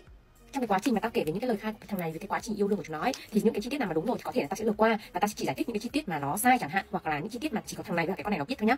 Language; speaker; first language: Vietnamese; native; Vietnamese